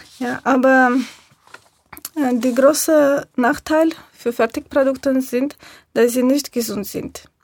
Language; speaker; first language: German; non-native, learner; Russian